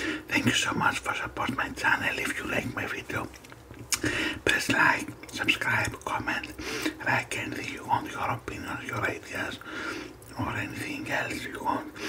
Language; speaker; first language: English; non-native, learner; Greek